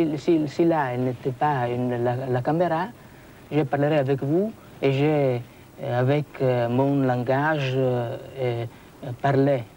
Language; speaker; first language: French; non-native, fluent; Italian